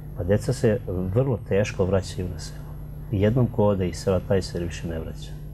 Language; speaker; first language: Serbian; native; Serbian